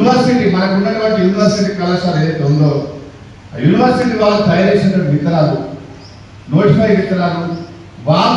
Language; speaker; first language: Telugu; native; Telugu